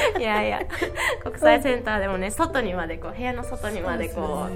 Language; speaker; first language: Japanese; native; Japanese